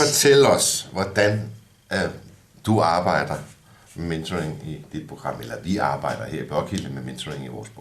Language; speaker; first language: Danish; native; Danish